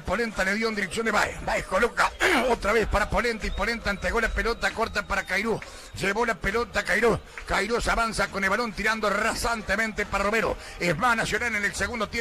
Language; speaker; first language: Spanish; native; Spanish